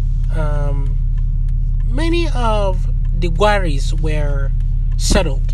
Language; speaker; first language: English; non-native, local second language; Hausa